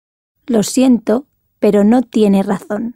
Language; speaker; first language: Spanish; non-native, learner; English